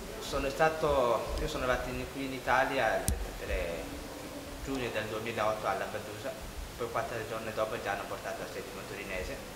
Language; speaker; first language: Italian; non-native, fluent; Somali